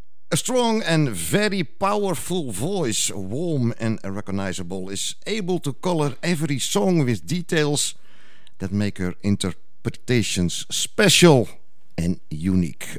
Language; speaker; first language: English; non-native, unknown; Dutch